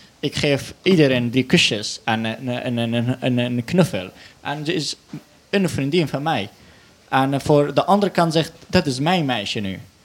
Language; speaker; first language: Dutch; non-native, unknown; Arabic